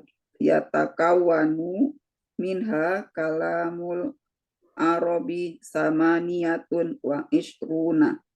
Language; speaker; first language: Arabic; non-native, fluent; Indonesian